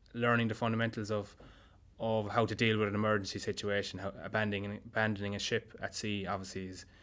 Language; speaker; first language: English; native; English